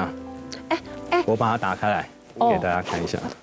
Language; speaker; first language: Chinese; native; Chinese